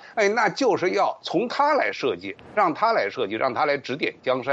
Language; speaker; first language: Chinese; native; Chinese